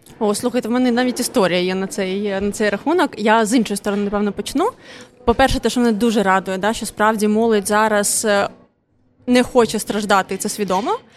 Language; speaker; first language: Ukrainian; non-native, local second language; Russian